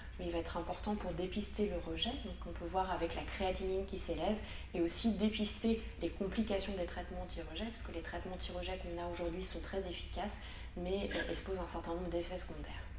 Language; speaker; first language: French; native; French